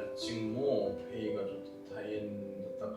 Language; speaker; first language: Japanese; non-native, learner; Korean